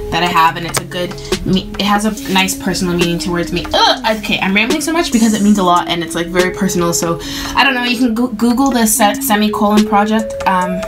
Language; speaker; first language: English; native; English